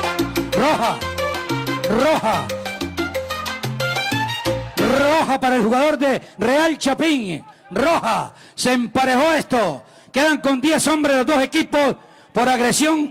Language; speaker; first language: Spanish; native; Spanish